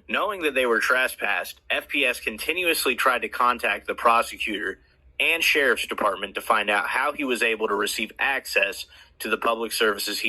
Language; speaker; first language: English; native; English